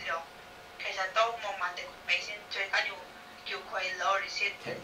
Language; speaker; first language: Cantonese; non-native, fluent; Indonesian